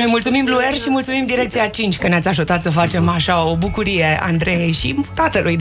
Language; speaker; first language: Romanian; native; Romanian